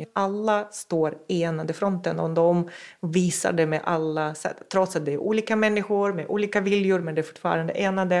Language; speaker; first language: Swedish; non-native, fluent; Russian